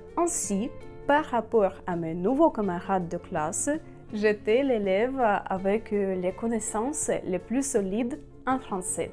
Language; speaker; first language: French; non-native, fluent; Russian